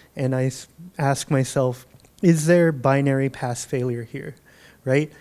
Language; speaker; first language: English; native; English